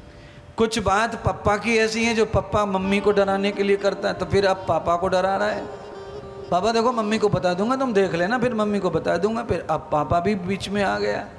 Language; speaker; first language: Hindi; native; Hindi